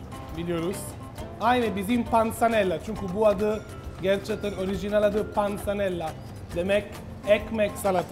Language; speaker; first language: Turkish; non-native, learner; Italian